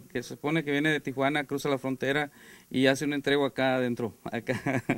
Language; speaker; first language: Spanish; native; Spanish